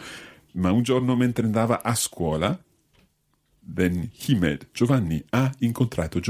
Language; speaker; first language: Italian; non-native, fluent; English